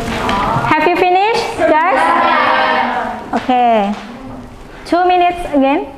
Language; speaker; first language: English; non-native, fluent; Indonesian